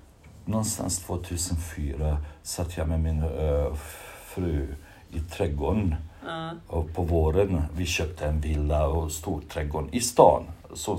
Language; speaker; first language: Swedish; non-native, fluent; Bosnian